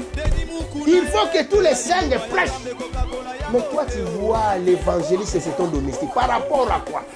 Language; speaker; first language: French; non-native, local second language; Lingala